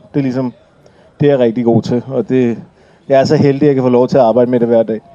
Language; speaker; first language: Danish; early bilingual, other home language; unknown